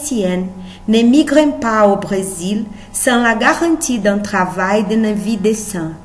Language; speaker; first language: French; non-native, learner; Portuguese